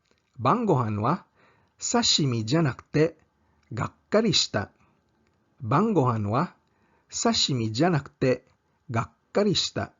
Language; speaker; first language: Japanese; non-native, fluent; English